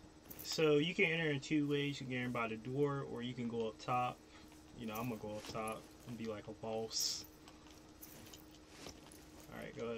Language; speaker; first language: English; native; English